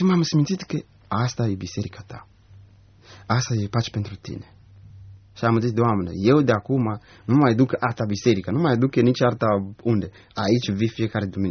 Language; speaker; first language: Romanian; non-native, learner; Rundi